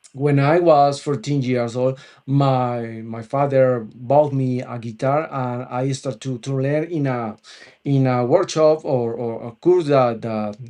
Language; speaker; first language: English; non-native, local second language; Spanish